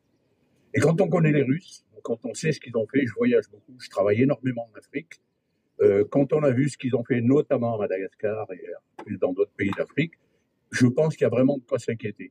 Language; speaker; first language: French; native; French